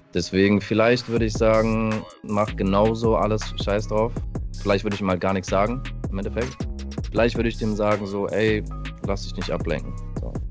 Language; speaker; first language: German; early bilingual, other home language; English